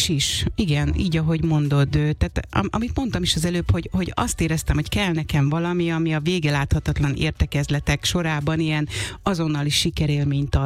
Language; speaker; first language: Hungarian; native; Hungarian